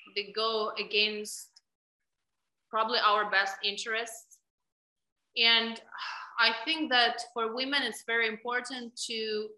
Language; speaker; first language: English; non-native, fluent; Ukrainian